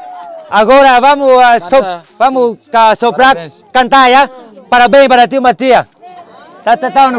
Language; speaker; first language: Portuguese; non-native, learner; Vietnamese